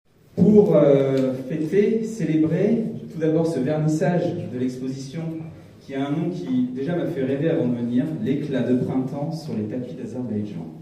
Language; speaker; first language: French; native; French